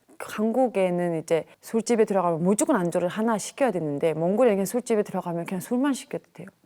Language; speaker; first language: Korean; non-native, fluent; Mongolian